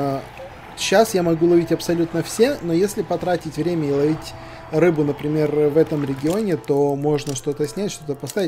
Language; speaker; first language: Russian; native; Russian